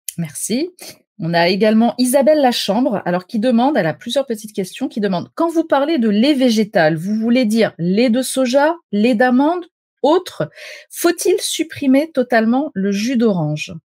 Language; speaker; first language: French; native; French